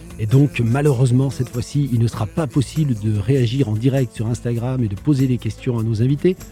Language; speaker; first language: French; native; French